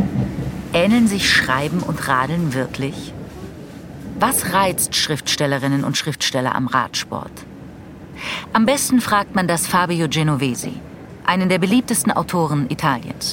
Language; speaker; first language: German; native; German